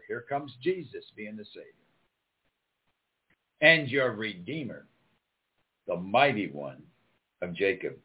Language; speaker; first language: English; native; English